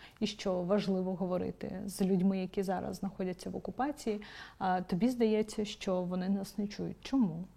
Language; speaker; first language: Ukrainian; non-native, local second language; Crimean Tatar